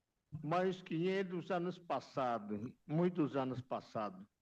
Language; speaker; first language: Portuguese; non-native, local second language; Yanomámi